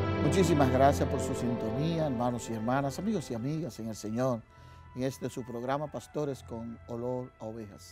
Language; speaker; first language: Spanish; native; Spanish